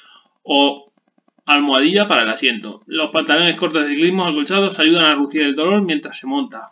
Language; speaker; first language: Spanish; native; Spanish